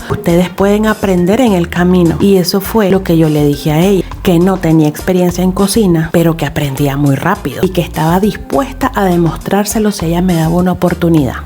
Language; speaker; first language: Spanish; native; Spanish